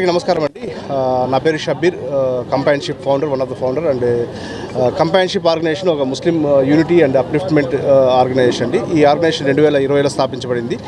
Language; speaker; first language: Telugu; native; Telugu